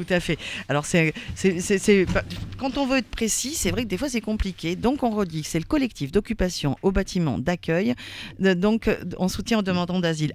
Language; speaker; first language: French; native; French